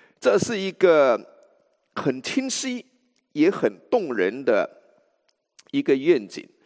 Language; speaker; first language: Chinese; native; Chinese